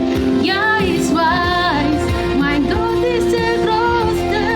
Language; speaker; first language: German; non-native, learner; Indonesian